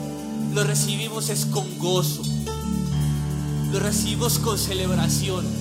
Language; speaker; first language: Spanish; native; Spanish